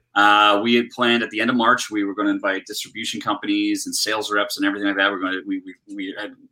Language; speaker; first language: English; native; English